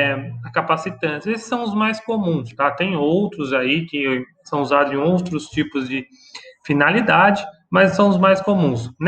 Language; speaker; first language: Portuguese; native; Portuguese